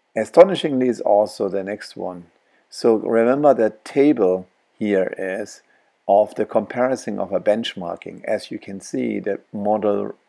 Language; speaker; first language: English; non-native, fluent; German